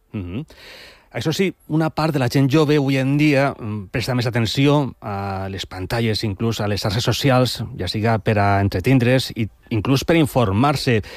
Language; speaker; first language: Catalan; native; Catalan